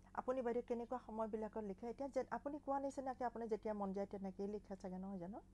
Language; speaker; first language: Assamese; native; Assamese